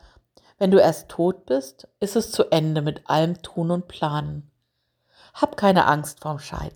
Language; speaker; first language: German; native; German